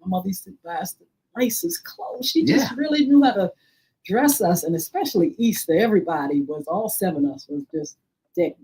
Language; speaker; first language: English; native; English